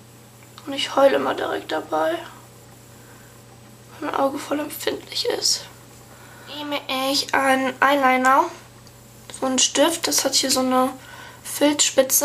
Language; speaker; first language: German; native; German